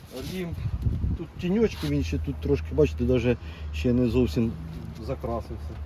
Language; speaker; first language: Ukrainian; native; Ukrainian